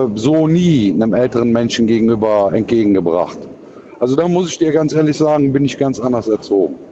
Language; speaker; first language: German; native; German